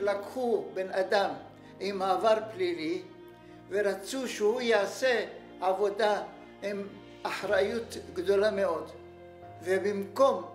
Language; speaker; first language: Hebrew; non-native, fluent; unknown